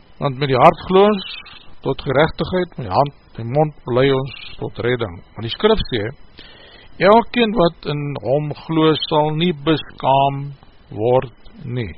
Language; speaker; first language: Afrikaans; native; Afrikaans